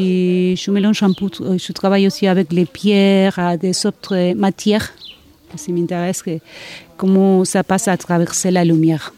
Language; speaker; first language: French; non-native, learner; Spanish